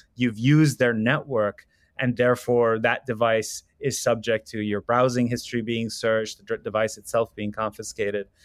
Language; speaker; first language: English; non-native, fluent; Persian